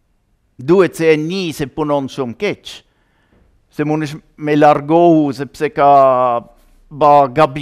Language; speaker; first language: Albanian; non-native, learner; German